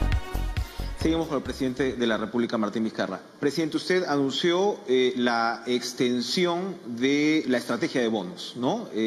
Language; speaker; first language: Spanish; native; Spanish